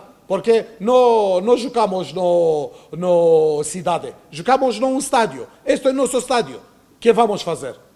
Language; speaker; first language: Portuguese; non-native, learner; Romanian